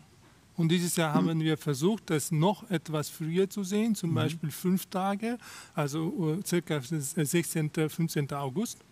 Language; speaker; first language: German; non-native, fluent; Russian